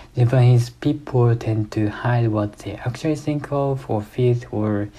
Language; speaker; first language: English; non-native, fluent; Japanese